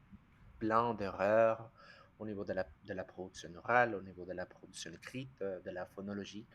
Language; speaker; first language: French; non-native, fluent; Spanish